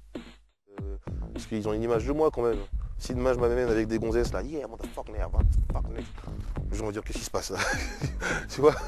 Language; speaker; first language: French; native; French